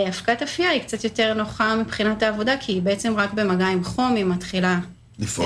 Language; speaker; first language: Hebrew; native; Hebrew